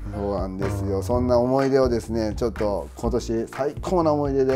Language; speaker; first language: Japanese; native; Japanese